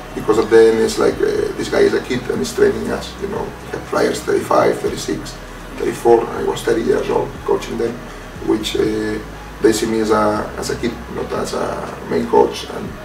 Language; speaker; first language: English; non-native, fluent; Spanish